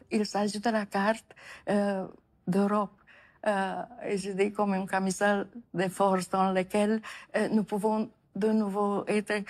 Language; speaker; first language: French; non-native, fluent; Romanian